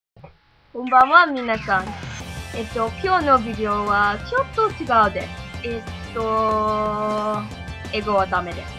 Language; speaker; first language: Japanese; non-native, learner; English